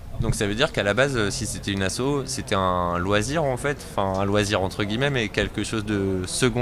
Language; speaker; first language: French; native; French